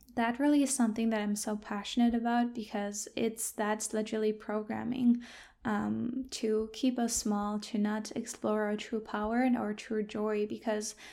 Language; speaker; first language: English; non-native, fluent; German